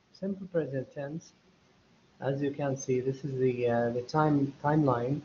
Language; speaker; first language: English; non-native, fluent; Arabic